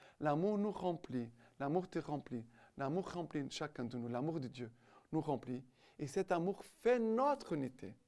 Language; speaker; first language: French; non-native, fluent; Portuguese